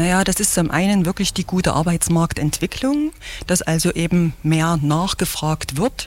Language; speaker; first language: German; native; German